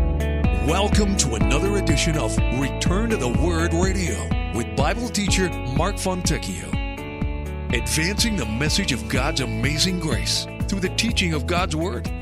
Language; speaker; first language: English; native; English